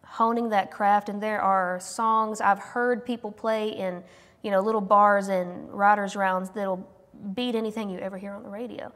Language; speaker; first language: English; native; English